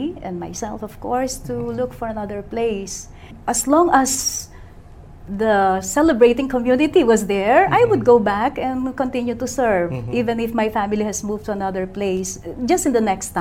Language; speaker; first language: English; non-native, local second language; Pampanga